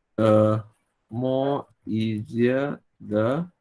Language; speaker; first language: English; non-native, local second language; Chinese